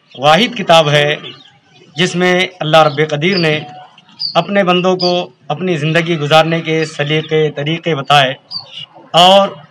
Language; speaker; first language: Hindi; native; Hindi